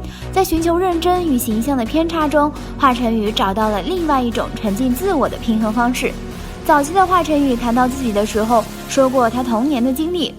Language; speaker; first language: Chinese; native; Chinese